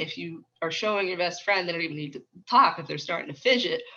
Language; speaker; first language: English; native; English